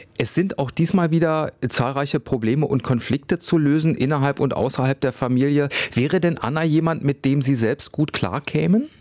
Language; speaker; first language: German; native; German